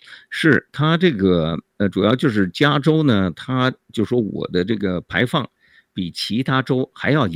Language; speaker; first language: Chinese; native; Chinese